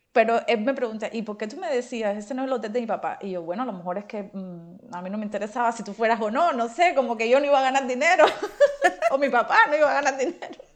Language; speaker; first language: Spanish; native; Spanish